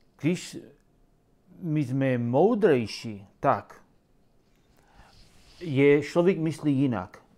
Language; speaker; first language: Czech; non-native, learner; English